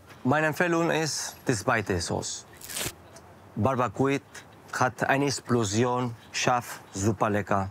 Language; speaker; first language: German; non-native, learner; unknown